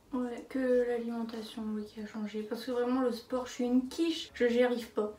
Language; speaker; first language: French; native; French